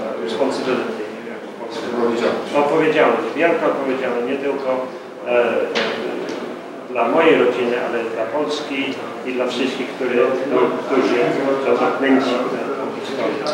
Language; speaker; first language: Polish; early bilingual, heritage; Polish